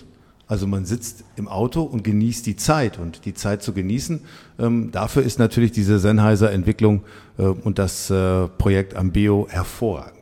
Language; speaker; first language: German; native; German